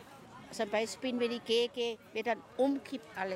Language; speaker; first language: German; non-native, learner; Thai